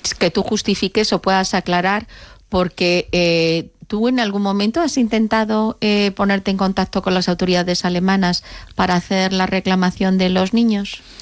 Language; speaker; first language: Spanish; native; Spanish